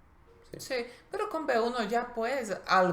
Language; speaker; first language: Spanish; non-native, fluent; Slovak